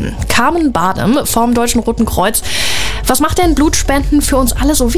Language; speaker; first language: German; native; German